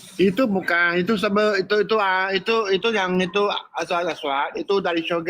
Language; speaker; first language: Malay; non-native, local second language; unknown